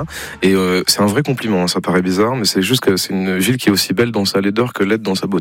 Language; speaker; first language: French; native; French